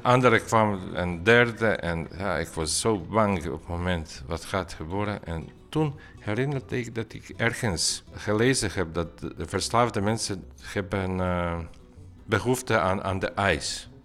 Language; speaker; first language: Dutch; non-native, learner; Bosnian